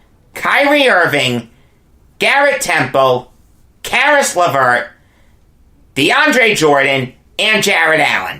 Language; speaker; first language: English; native; English